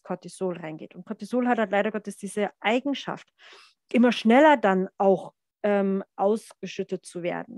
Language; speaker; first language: German; native; German